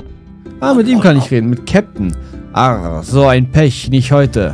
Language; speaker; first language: German; native; German